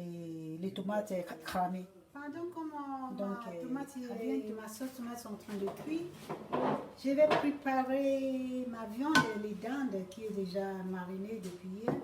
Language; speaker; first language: French; non-native, learner; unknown